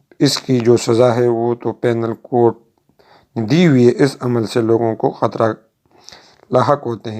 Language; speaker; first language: Urdu; non-native, local second language; Pashto